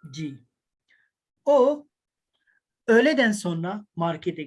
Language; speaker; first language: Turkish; non-native, fluent; Urdu